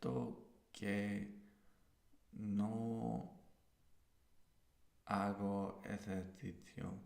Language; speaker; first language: Spanish; non-native, learner; English